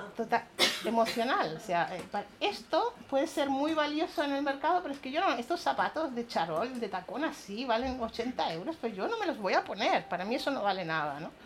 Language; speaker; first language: Spanish; native; Spanish